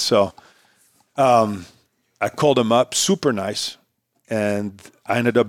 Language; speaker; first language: English; non-native, fluent; French